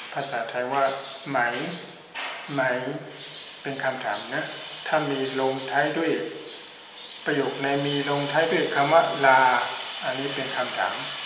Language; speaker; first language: Thai; non-native, fluent; Burmese